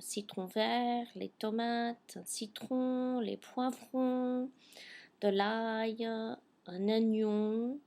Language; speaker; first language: French; non-native, fluent; English